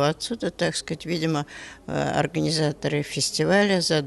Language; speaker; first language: Russian; native; Russian